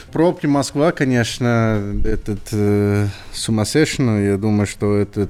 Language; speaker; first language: Russian; non-native, learner; English